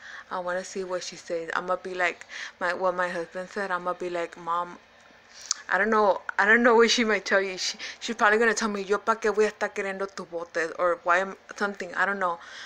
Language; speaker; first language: English; early bilingual, other home language; Spanish